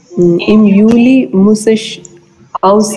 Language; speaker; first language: German; non-native, learner; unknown